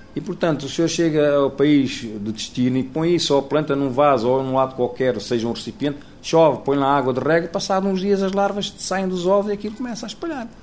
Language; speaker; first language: Portuguese; native; Portuguese